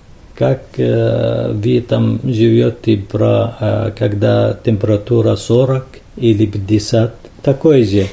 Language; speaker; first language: Russian; non-native, fluent; Arabic